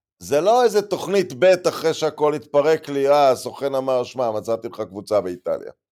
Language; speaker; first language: Hebrew; native; Hebrew